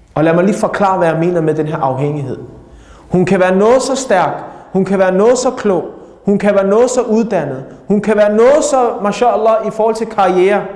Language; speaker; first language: Danish; early bilingual, other home language; Urdu